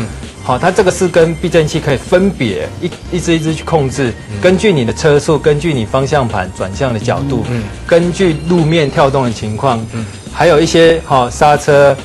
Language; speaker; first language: Chinese; native; Chinese